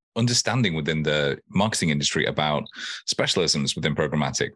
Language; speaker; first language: English; native; English